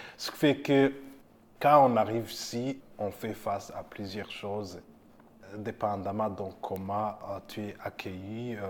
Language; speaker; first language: French; non-native, local second language; Rundi